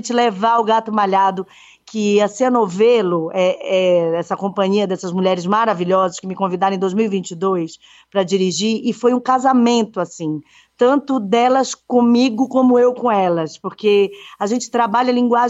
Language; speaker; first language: Portuguese; native; Portuguese